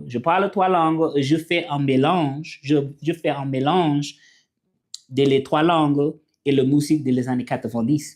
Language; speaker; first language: French; non-native, learner; English